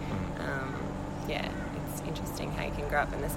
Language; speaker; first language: English; native; English